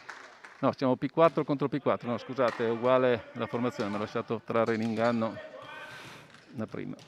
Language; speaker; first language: Italian; native; Italian